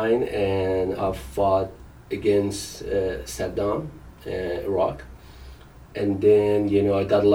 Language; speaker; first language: English; non-native, fluent; Persian